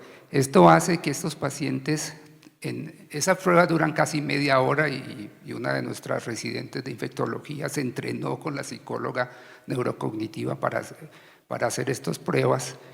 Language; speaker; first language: Spanish; native; Spanish